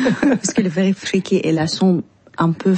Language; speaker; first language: French; non-native, learner; Arabic